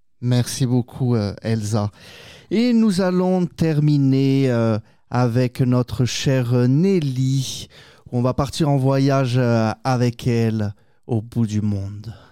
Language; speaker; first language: French; native; French